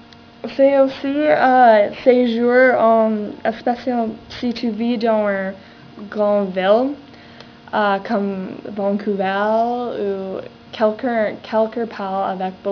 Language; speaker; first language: French; non-native, learner; English